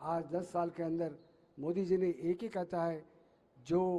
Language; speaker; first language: Hindi; non-native, local second language; Telugu